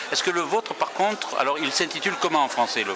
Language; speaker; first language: French; native; French